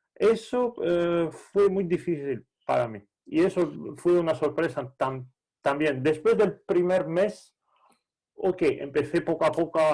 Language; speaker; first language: Spanish; non-native, fluent; Greek